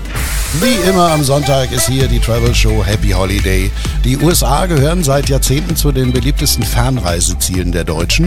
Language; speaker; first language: German; native; German